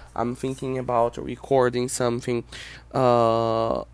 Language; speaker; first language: English; non-native, fluent; Portuguese